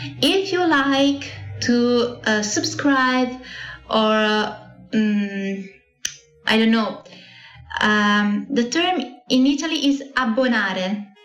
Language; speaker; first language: English; non-native, learner; Italian